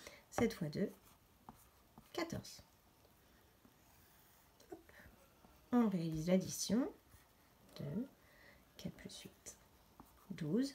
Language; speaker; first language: French; native; French